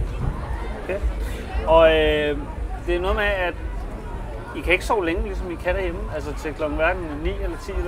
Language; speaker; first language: Danish; native; Danish